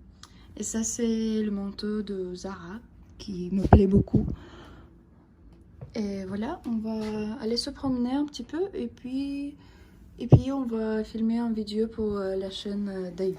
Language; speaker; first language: French; non-native, fluent; Russian